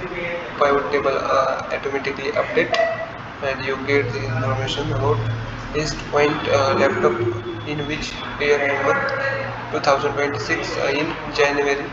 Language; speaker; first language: English; non-native, learner; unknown